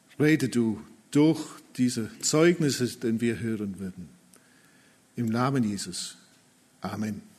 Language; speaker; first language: German; non-native, fluent; English